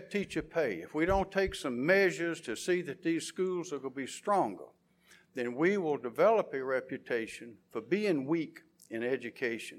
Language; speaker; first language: English; native; English